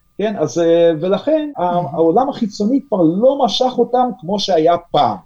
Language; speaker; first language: Hebrew; non-native, fluent; Yiddish